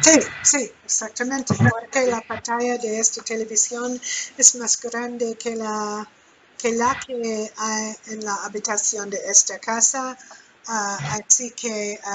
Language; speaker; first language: Spanish; non-native, learner; English